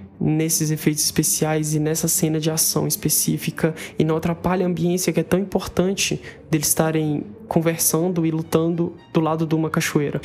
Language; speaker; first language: Portuguese; native; Portuguese